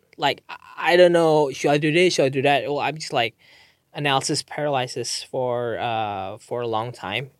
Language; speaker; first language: English; non-native, fluent; Indonesian